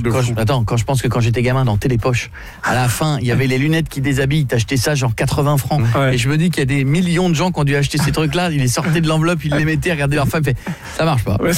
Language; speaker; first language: French; native; French